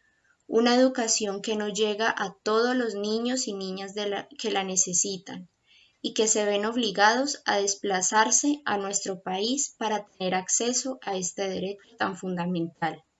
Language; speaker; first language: Spanish; native; Spanish